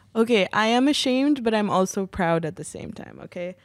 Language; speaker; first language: English; native; English